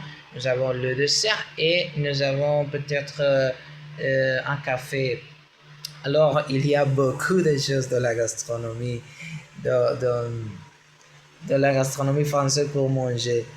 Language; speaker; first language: French; non-native, learner; Spanish